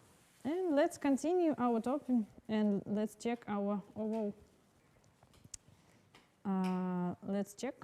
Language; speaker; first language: English; non-native, learner; Russian